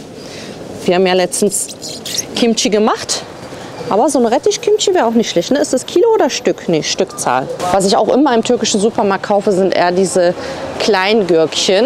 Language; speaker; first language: German; native; German